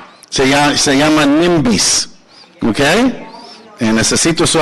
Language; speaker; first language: Spanish; early bilingual, heritage; English